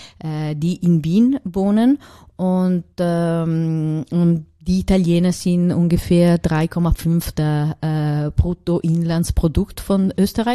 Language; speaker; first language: German; non-native, learner; Italian